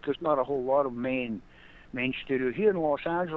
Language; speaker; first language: English; native; English